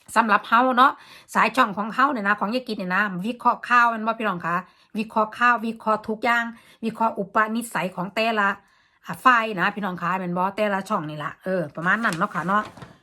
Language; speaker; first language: Thai; native; Thai